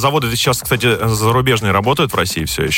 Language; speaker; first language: Russian; native; Russian